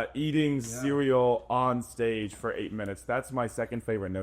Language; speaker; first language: English; native; English